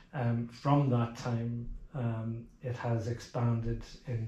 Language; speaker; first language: English; native; English